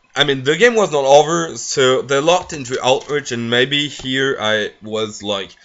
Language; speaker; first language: English; non-native, fluent; French